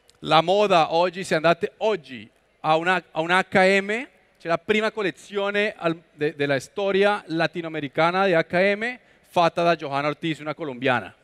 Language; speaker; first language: Italian; non-native, learner; Spanish